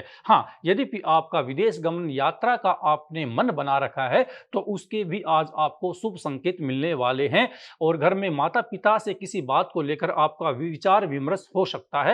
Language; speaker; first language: Hindi; native; Hindi